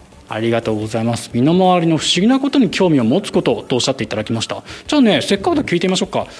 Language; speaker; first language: Japanese; native; Japanese